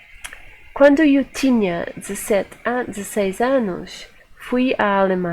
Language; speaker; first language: Portuguese; non-native, fluent; English